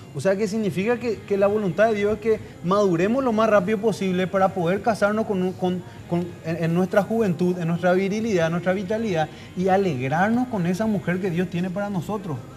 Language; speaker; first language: Spanish; native; Spanish